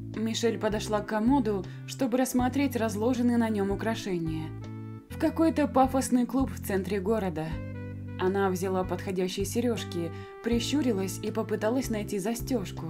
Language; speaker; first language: Russian; native; Russian